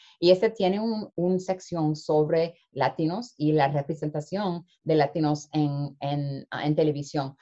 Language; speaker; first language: Spanish; early bilingual, heritage; Spanish